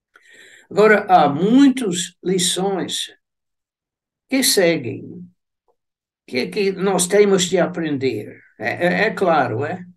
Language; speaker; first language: Portuguese; non-native, fluent; English